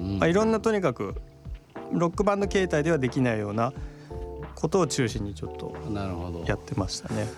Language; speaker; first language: Japanese; native; Japanese